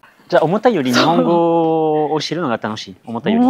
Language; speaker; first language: Japanese; non-native, fluent; French